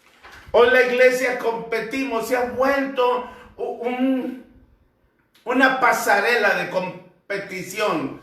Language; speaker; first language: Spanish; native; Spanish